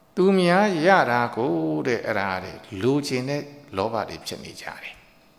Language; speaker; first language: Burmese; native; Burmese